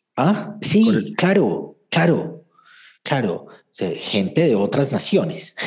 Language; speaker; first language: Spanish; native; Spanish